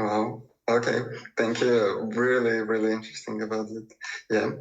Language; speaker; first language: English; non-native, fluent; Russian